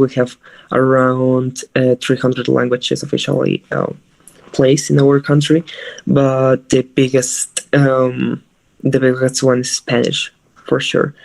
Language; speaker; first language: English; non-native, fluent; Spanish